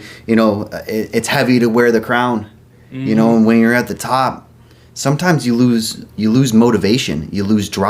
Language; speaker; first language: English; native; English